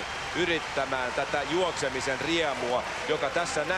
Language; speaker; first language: Finnish; native; Finnish